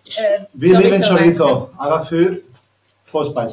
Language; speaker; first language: German; non-native, learner; Spanish